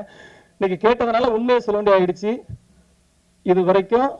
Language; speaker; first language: Tamil; native; Tamil